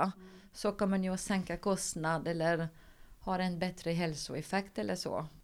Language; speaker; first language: Swedish; non-native, fluent; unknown